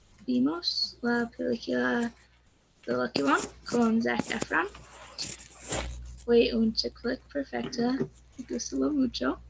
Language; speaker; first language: Spanish; non-native, learner; English